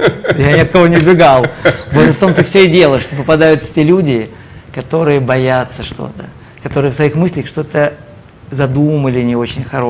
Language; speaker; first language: Russian; native; Russian